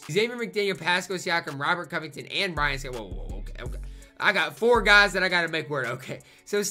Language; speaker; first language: English; native; English